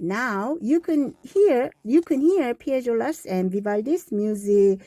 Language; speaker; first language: English; non-native, fluent; Korean